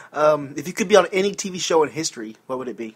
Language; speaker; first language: English; native; English